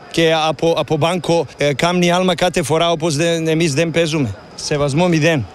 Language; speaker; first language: Greek; non-native, learner; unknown